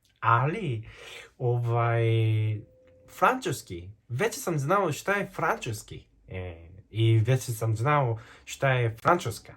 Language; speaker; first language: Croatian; non-native, fluent; Korean